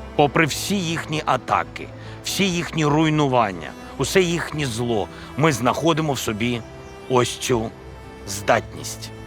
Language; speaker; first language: Ukrainian; non-native, local second language; Russian